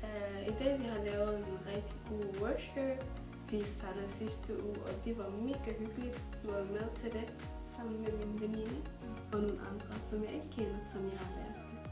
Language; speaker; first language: Danish; non-native, fluent; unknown